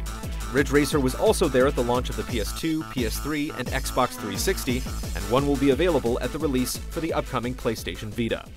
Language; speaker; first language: English; native; English